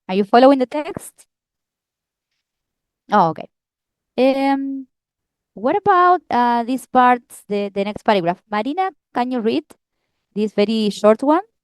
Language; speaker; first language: English; non-native, fluent; Spanish